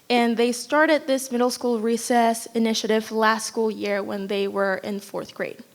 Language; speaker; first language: English; non-native, fluent; Spanish